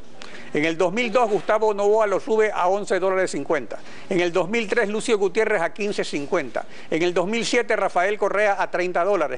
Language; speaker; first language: Spanish; native; Spanish